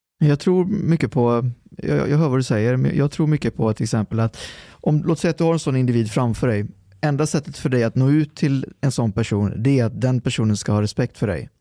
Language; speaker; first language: Swedish; early bilingual, other home language; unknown